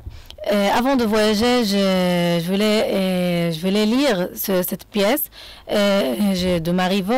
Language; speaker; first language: French; non-native, fluent; Arabic